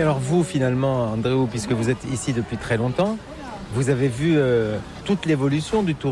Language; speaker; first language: French; native; French